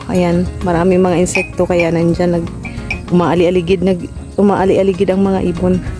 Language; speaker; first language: Filipino; non-native, local second language; Waray